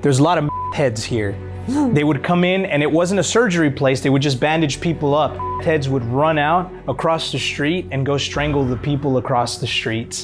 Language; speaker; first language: English; early bilingual, other home language; Spanish